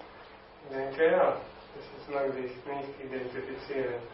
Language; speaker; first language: German; non-native, learner; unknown